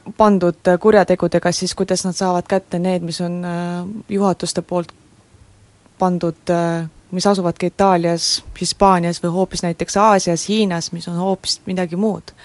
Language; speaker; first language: Estonian; non-native, local second language; Russian